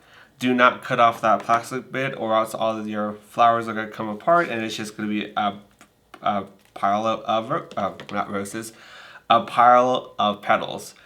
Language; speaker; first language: English; native; English